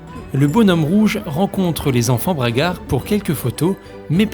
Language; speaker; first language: French; native; French